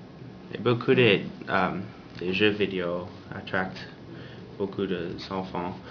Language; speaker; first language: French; non-native, learner; English